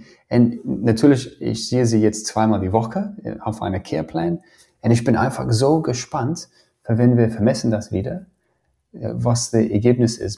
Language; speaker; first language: German; non-native, fluent; English